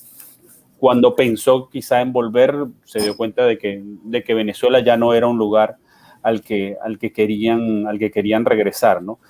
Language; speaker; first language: Spanish; native; Spanish